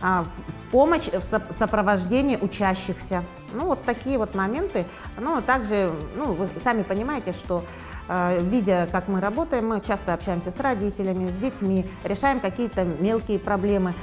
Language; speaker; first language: Russian; native; Russian